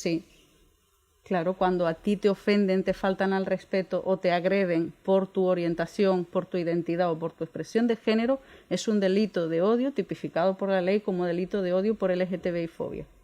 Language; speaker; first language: Spanish; native; Spanish